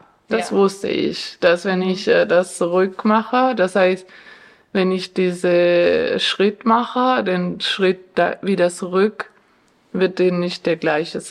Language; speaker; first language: German; non-native, fluent; Spanish